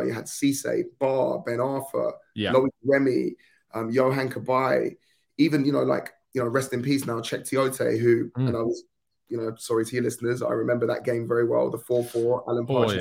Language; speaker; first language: English; native; English